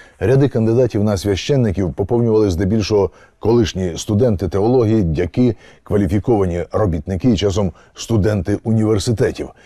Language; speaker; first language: Ukrainian; native; Ukrainian